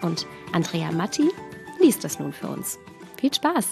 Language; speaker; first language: German; native; German